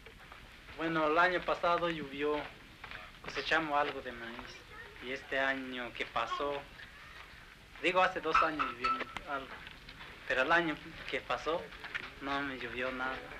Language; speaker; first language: Spanish; non-native, local second language; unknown